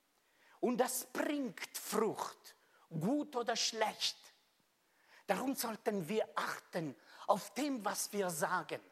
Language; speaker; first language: German; non-native, fluent; Italian